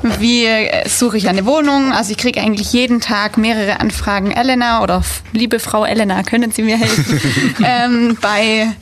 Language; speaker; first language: German; native; German